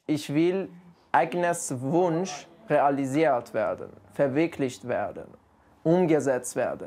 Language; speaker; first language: German; non-native, learner; Persian